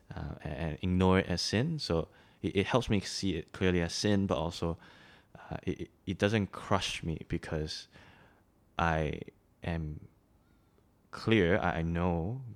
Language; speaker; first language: English; non-native, local second language; Chinese